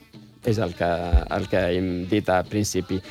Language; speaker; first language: Catalan; non-native, fluent; Riffian